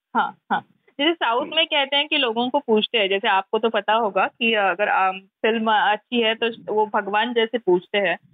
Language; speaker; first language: Hindi; non-native, local second language; Marathi